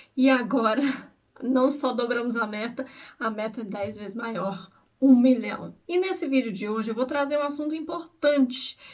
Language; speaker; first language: Portuguese; early bilingual, heritage; Portuguese